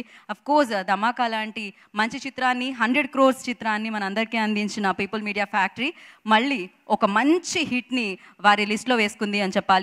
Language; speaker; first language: Telugu; native; Telugu